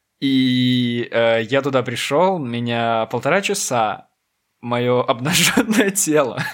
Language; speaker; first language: Russian; native; Russian